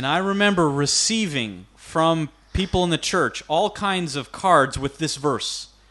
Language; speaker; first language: English; native; English